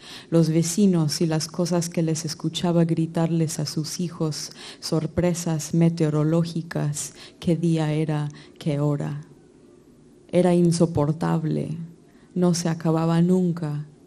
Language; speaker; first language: Spanish; non-native, fluent; English